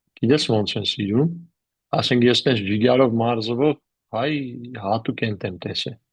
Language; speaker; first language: Armenian; native; Armenian